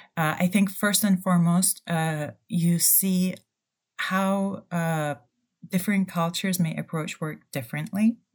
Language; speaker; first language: English; non-native, fluent; Turkish